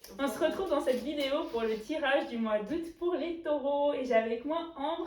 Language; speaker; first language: French; native; French